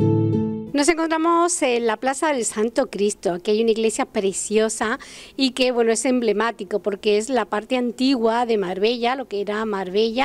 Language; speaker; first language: Spanish; native; Spanish